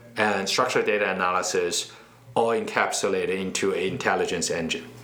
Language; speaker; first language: English; non-native, fluent; Chinese